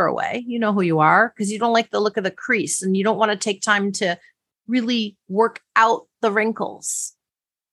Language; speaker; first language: English; native; English